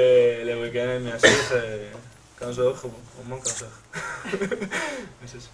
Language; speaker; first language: French; non-native, fluent; Spanish